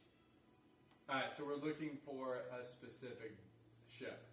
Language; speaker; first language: English; native; English